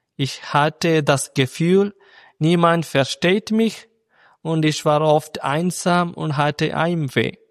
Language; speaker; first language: German; non-native, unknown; Malayalam